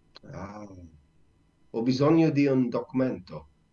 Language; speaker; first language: Italian; non-native, learner; English